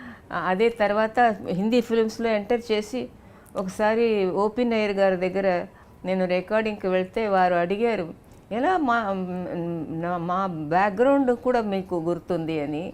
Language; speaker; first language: Telugu; non-native, fluent; Tamil